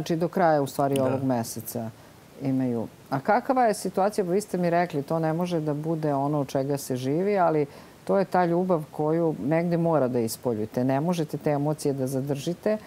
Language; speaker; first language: Serbian; native; Serbian